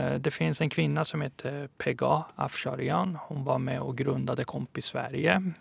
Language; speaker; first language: Swedish; early bilingual, other home language; Persian